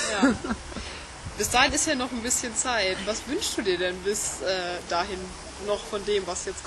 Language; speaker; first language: German; native; German